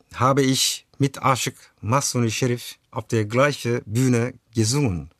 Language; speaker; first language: German; early bilingual, other home language; Turkish